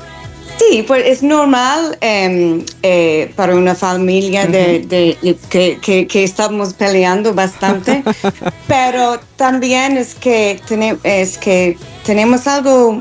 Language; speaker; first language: Spanish; non-native, learner; English